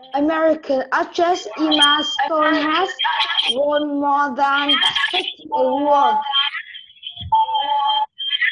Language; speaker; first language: English; non-native, learner; Vietnamese